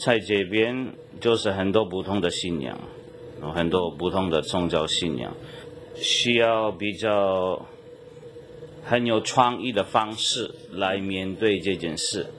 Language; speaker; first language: Chinese; non-native, fluent; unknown